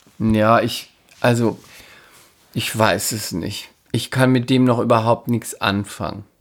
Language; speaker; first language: German; non-native, fluent; Spanish